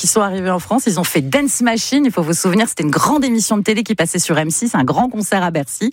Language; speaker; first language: French; native; French